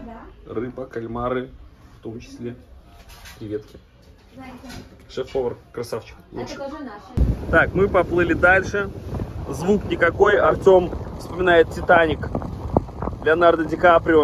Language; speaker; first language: Russian; native; Russian